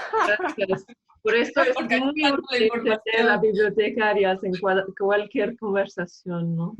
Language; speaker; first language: Spanish; non-native, fluent; English